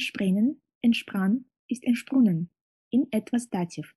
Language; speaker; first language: German; non-native, fluent; Russian